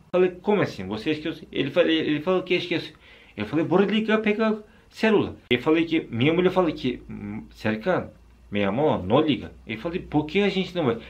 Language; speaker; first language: Portuguese; non-native, learner; Turkish